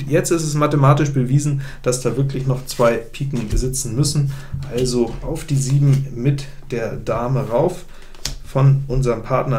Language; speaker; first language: German; native; German